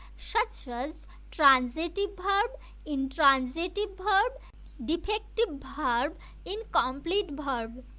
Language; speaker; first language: English; non-native, local second language; Bangla